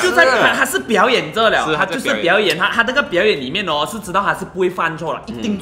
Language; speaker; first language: Chinese; native; Chinese